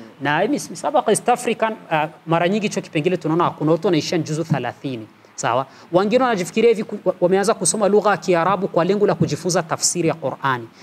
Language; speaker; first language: Swahili; native; Swahili